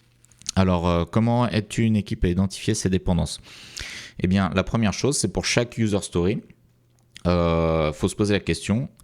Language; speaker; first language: French; native; French